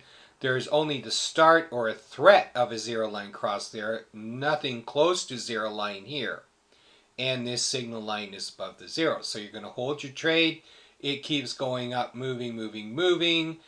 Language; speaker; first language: English; native; English